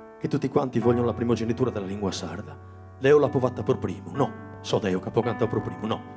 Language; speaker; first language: Italian; non-native, local second language; Sardinian